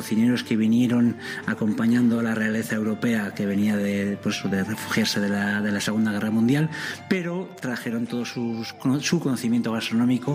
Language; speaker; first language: Spanish; native; Spanish